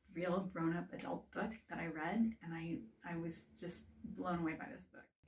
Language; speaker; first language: English; native; English